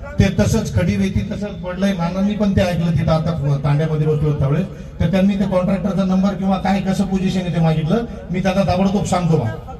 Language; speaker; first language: Marathi; non-native, local second language; Lambadi